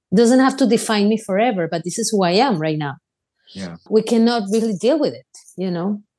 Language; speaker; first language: English; non-native, fluent; Spanish